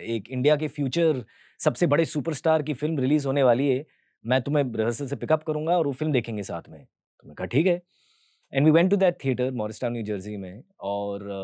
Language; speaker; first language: Hindi; early bilingual, heritage; Hindi